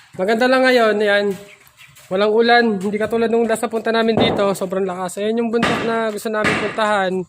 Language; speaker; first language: Filipino; native; Filipino